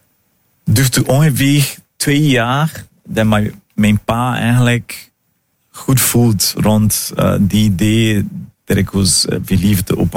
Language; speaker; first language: Dutch; non-native, fluent; Portuguese